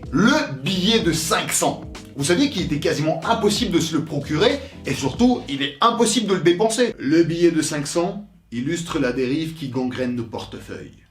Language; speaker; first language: French; early bilingual, other home language; Russian